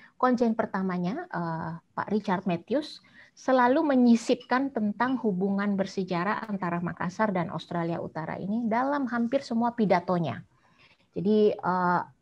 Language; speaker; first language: Indonesian; native; Indonesian